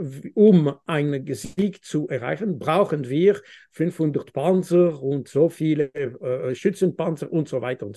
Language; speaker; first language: German; non-native, fluent; French